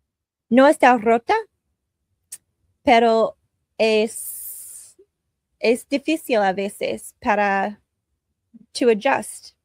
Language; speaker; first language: Spanish; non-native, learner; English